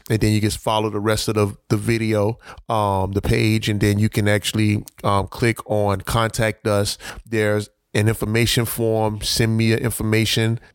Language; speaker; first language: English; native; English